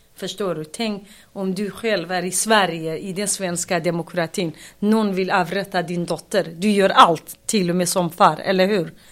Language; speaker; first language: Swedish; non-native, fluent; Kurdish